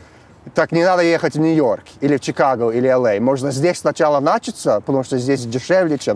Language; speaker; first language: Russian; early bilingual, heritage; English